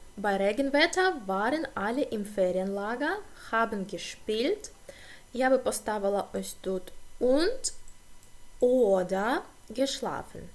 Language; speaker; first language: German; non-native, fluent; Ukrainian